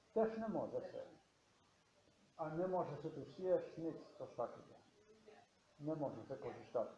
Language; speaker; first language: Polish; non-native, learner; Slovenian